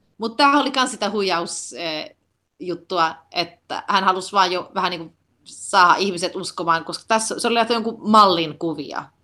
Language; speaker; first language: Finnish; early bilingual, heritage; Finnish